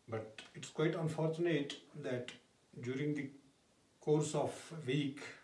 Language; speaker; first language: English; non-native, local second language; Kashmiri